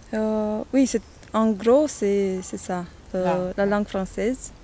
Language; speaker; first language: French; non-native, learner; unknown